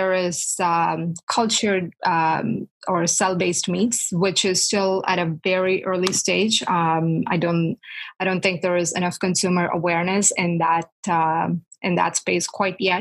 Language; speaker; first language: English; non-native, local second language; Tamil